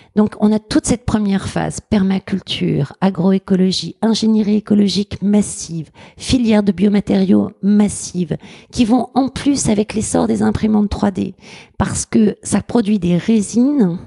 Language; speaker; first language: French; native; French